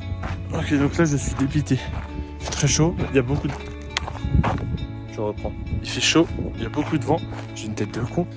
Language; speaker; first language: French; native; French